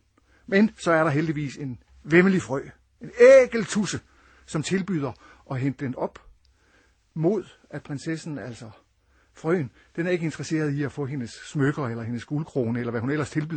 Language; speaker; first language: Danish; native; Danish